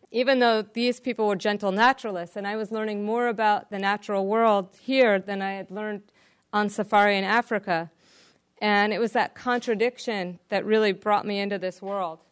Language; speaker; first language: English; native; English